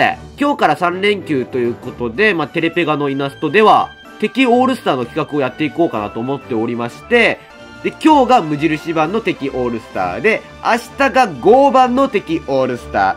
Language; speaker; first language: Japanese; native; Japanese